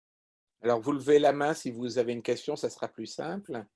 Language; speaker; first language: French; native; French